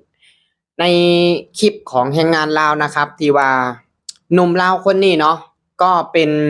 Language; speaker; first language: Thai; non-native, local second language; Lao